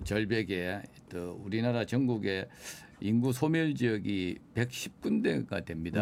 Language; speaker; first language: Korean; native; Korean